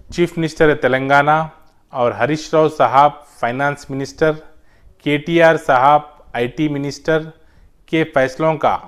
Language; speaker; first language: Hindi; non-native, local second language; Urdu